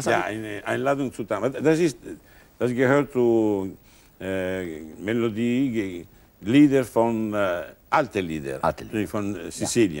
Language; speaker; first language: German; non-native, learner; Italian